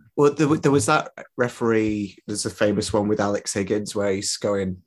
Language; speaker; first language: English; native; English